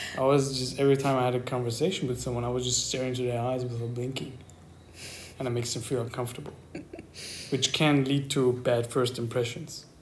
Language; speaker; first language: English; non-native, fluent; Persian